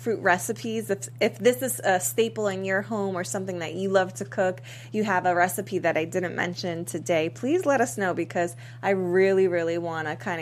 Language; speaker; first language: English; native; English